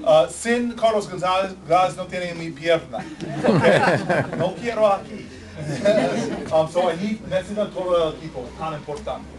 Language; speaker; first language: Spanish; non-native, fluent; English